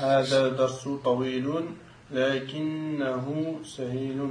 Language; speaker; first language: Arabic; non-native, learner; French